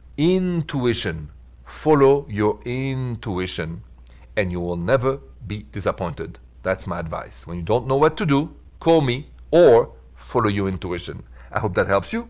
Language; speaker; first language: English; non-native, fluent; French